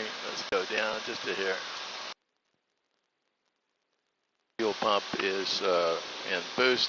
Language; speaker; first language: English; native; English